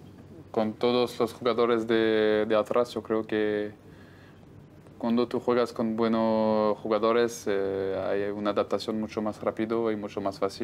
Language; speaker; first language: Spanish; non-native, fluent; French